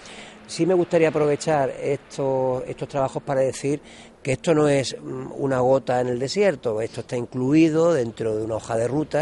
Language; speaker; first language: Spanish; native; Spanish